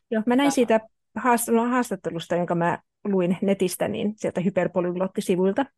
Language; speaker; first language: Finnish; native; Finnish